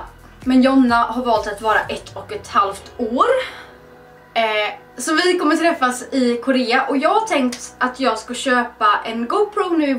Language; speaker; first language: Swedish; native; Swedish